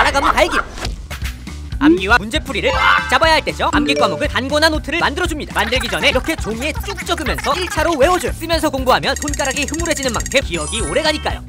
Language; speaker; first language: Korean; native; Korean